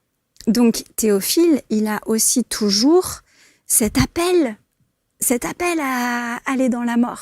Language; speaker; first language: French; native; French